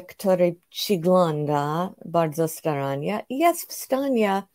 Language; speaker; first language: Polish; non-native, fluent; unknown